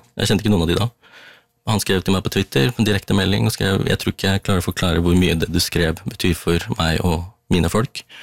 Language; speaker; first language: Norwegian; early bilingual, other home language; Tamil